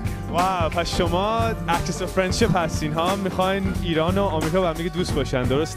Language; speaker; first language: Persian; early bilingual, heritage; Persian